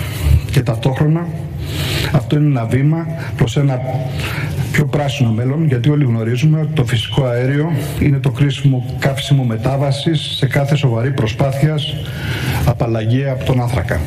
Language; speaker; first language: Greek; native; Greek